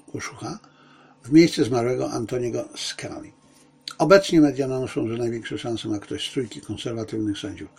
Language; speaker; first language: Polish; native; Polish